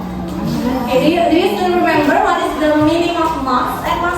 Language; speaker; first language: English; non-native, learner; Indonesian